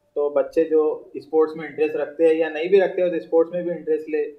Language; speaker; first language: Hindi; non-native, local second language; Urdu